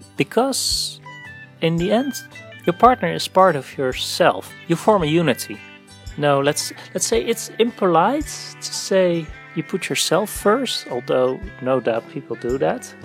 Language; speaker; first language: English; non-native, fluent; Dutch